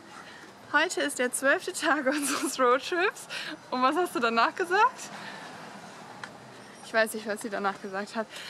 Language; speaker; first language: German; non-native, learner; Dutch